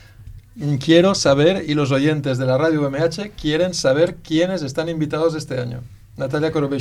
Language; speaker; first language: Spanish; native; Spanish